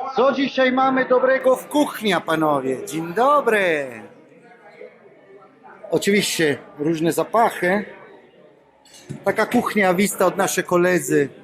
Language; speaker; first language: Polish; non-native, learner; Italian